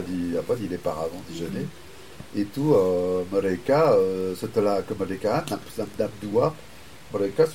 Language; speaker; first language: Indonesian; non-native, fluent; French